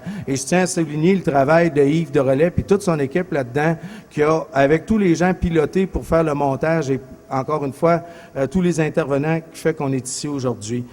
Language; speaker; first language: French; native; French